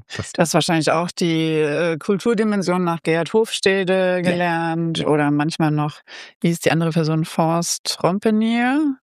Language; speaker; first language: German; native; German